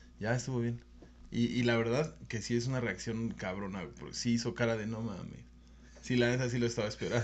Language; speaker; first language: Spanish; native; Spanish